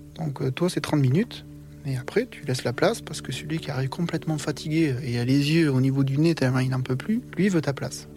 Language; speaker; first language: French; native; French